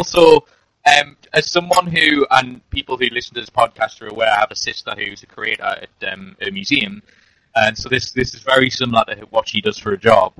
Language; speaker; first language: English; native; English